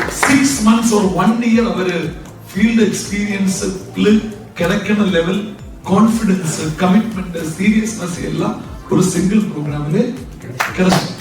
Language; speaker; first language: Tamil; non-native, local second language; Malayalam